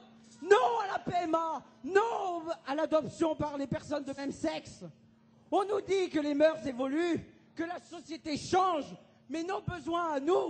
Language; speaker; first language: French; native; French